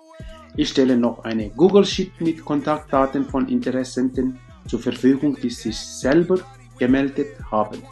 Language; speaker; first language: German; non-native, learner; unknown